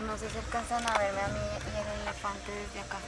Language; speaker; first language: Spanish; native; Spanish